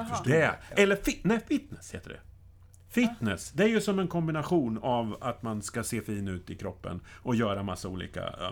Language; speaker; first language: Swedish; native; Swedish